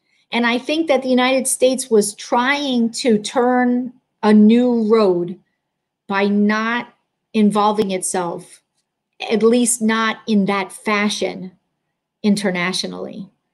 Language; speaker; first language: English; native; English